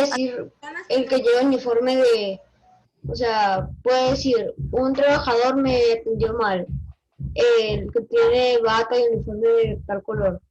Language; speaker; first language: Spanish; native; Spanish